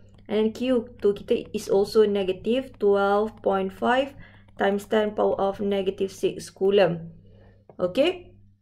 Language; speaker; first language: English; non-native, local second language; Malay